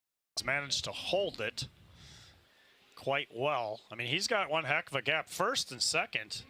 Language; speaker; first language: English; native; English